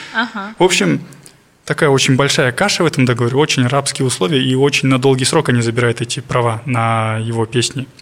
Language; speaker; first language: Russian; non-native, local second language; Kazakh